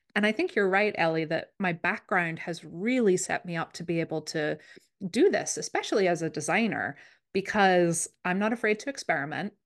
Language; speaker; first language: English; native; English